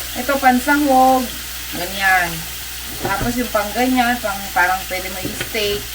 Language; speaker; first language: Filipino; native; Filipino